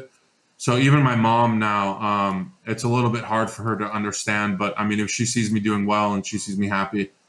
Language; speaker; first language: English; native; English